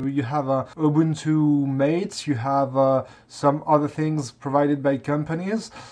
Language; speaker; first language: English; non-native, fluent; French